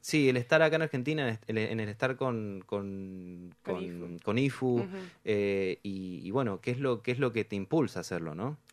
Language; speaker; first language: Spanish; native; Spanish